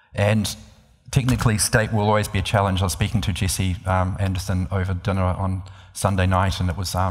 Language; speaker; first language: English; native; English